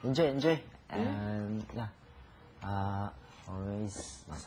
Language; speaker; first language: English; non-native, learner; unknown